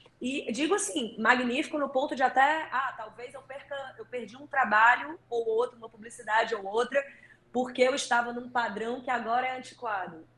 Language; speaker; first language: Portuguese; native; Portuguese